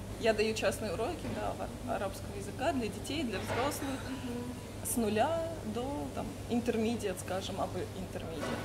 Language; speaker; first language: Russian; native; Russian